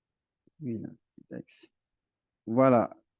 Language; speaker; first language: French; non-native, local second language; Wolof